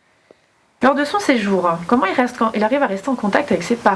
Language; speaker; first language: French; native; French